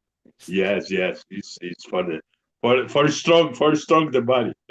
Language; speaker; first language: English; non-native, learner; Portuguese